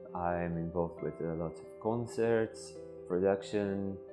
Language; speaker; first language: English; non-native, fluent; Bulgarian